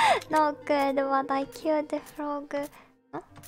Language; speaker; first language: English; non-native, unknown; Japanese